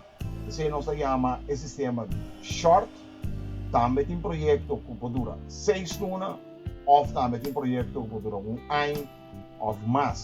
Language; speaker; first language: Portuguese; non-native, learner; Papiamento